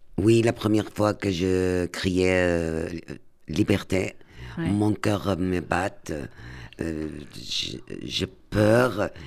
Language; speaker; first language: French; non-native, learner; Arabic